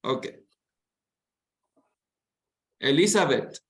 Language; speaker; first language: English; non-native, fluent; Spanish